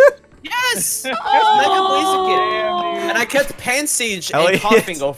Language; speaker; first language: English; native; English